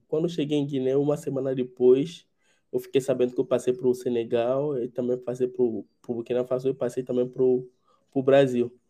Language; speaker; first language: Portuguese; non-native, fluent; Ewe